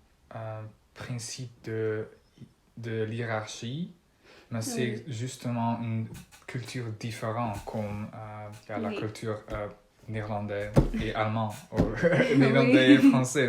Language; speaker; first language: French; non-native, learner; Dutch